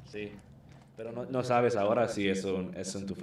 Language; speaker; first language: Spanish; non-native, learner; English